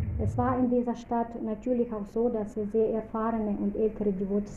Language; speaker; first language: German; non-native, fluent; Russian